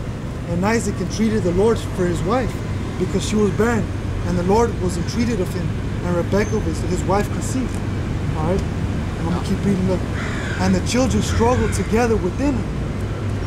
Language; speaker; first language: English; native; English